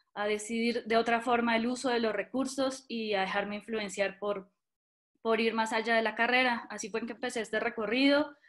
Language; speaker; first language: Spanish; native; Spanish